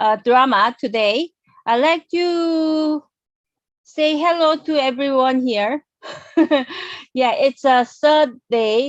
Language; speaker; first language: English; non-native, fluent; Korean